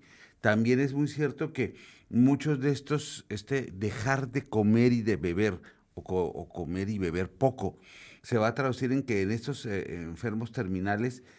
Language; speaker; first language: Spanish; native; Spanish